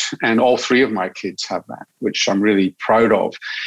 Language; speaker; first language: English; native; English